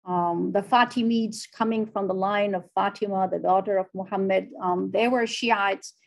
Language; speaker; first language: English; non-native, fluent; Arabic